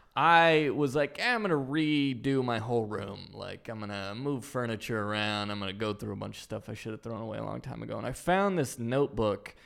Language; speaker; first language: English; native; English